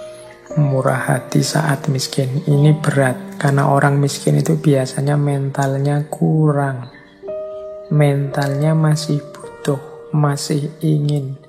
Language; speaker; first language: Indonesian; native; Indonesian